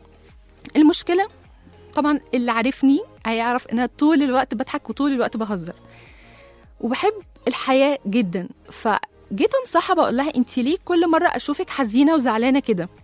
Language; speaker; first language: Arabic; native; Arabic